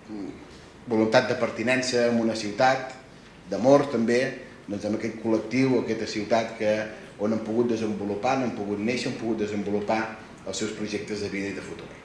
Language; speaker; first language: Catalan; native; Catalan